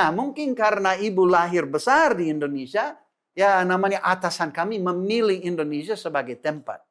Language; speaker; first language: Indonesian; non-native, fluent; English